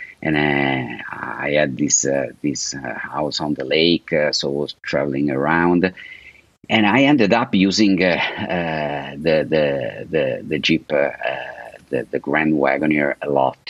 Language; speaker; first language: English; non-native, fluent; Italian